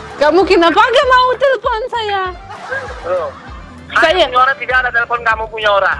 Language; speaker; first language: Indonesian; non-native, learner; Russian